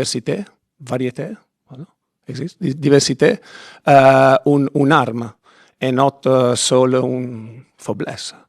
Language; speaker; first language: French; non-native, fluent; Italian